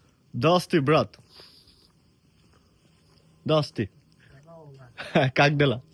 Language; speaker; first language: Russian; non-native, learner; Bangla